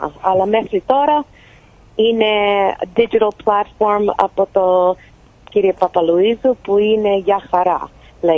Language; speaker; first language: Greek; early bilingual, heritage; Greek